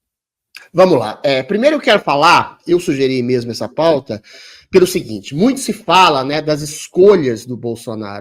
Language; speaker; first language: Portuguese; native; Portuguese